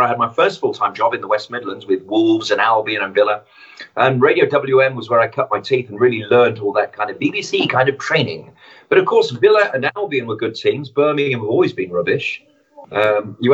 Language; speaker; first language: English; native; English